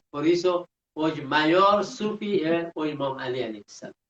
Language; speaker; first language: Portuguese; non-native, fluent; Persian